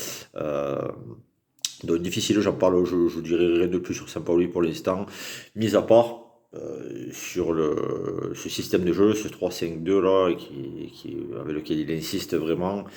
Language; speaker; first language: French; native; French